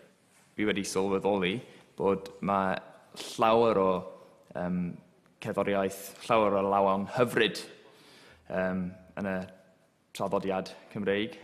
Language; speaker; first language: Welsh; non-native, local second language; English